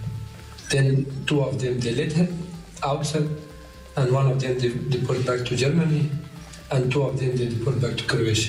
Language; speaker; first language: English; non-native, learner; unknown